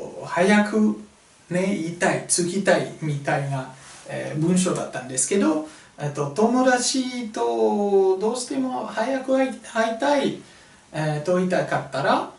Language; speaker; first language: Japanese; non-native, fluent; French